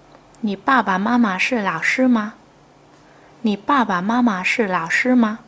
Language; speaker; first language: Chinese; non-native, fluent; Vietnamese